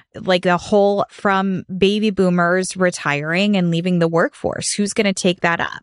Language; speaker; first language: English; native; English